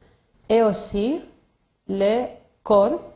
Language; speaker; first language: French; non-native, fluent; Spanish